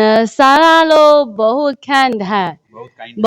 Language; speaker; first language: Hindi; non-native, learner; Chinese